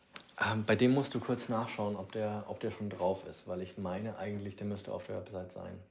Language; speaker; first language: German; native; German